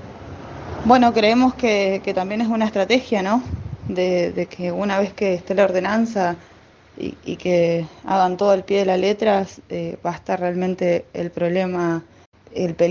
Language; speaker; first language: Spanish; native; Spanish